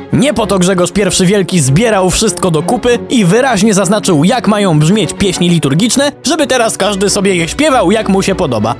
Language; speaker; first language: Polish; native; Polish